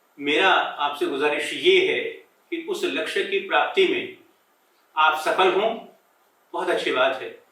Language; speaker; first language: Hindi; native; Hindi